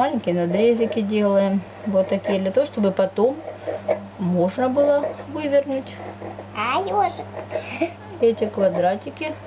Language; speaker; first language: Russian; native; Russian